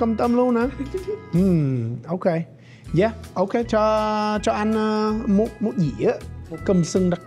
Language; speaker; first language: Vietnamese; non-native, learner; English